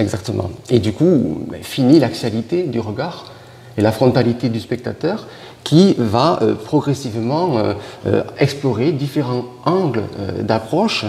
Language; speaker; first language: French; native; French